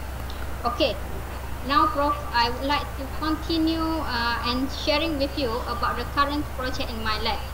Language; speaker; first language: English; non-native, local second language; Malay